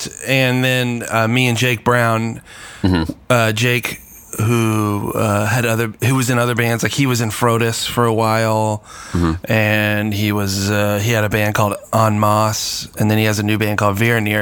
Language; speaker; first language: English; native; English